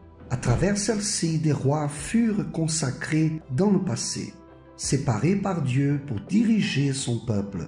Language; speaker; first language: French; native; French